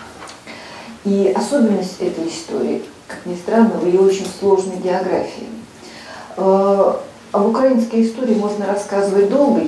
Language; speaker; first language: Russian; native; Russian